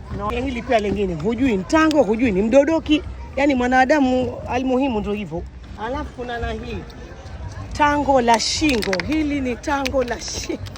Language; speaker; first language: Swahili; native; Swahili